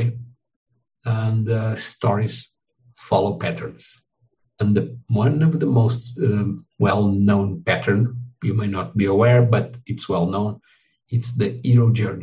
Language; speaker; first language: English; non-native, fluent; Portuguese